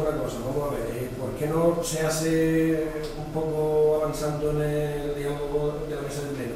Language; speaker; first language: Spanish; native; Spanish